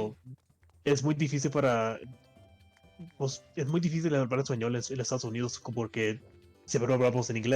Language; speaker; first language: Spanish; early bilingual, heritage; English